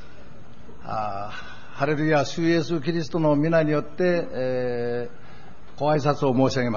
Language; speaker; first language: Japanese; non-native, fluent; Korean